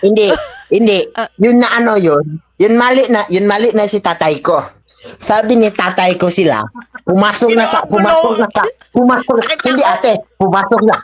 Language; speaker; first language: Filipino; non-native, learner; Indonesian